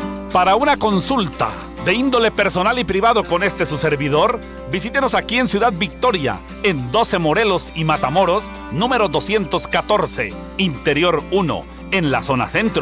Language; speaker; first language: Spanish; native; Spanish